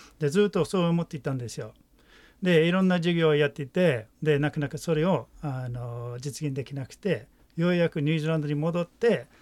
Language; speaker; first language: Japanese; non-native, fluent; English